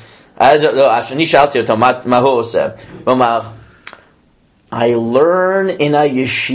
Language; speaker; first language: Hebrew; non-native, fluent; English